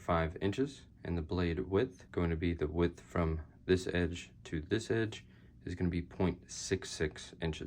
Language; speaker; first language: English; native; English